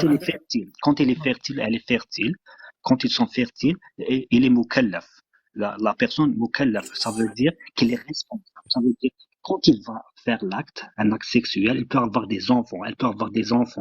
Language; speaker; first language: French; non-native, local second language; Arabic